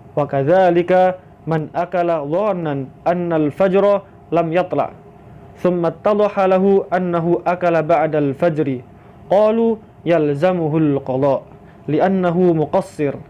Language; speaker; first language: Arabic; non-native, fluent; Indonesian